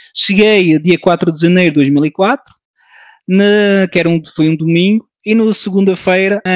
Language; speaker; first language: Portuguese; early bilingual, heritage; French